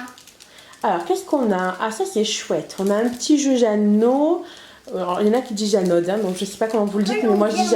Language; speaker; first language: French; native; French